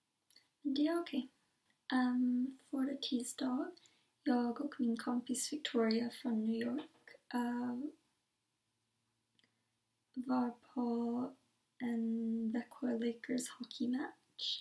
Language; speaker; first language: Swedish; non-native, learner; English